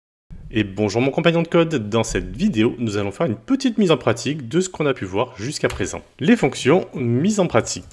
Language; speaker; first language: French; native; French